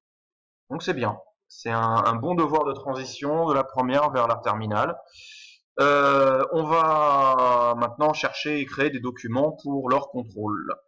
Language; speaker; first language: French; native; French